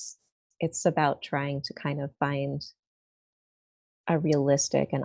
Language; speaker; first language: English; native; English